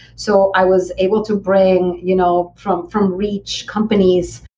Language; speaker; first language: English; early bilingual, other home language; Spanish